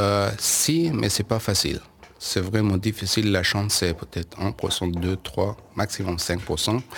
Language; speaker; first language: French; non-native, learner; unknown